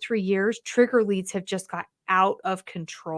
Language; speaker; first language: English; native; English